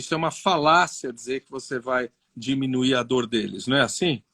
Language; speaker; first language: Portuguese; native; Portuguese